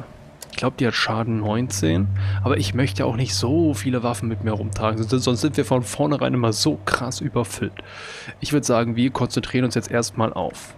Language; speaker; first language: German; native; German